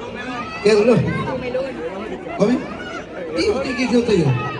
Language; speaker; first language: Italian; non-native, learner; Sinhala